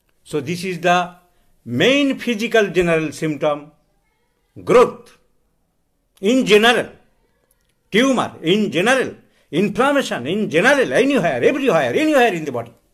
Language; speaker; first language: English; non-native, local second language; Bangla